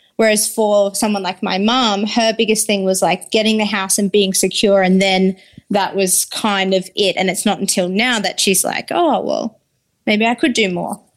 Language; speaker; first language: English; native; English